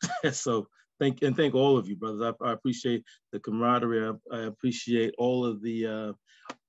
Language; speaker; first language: English; native; English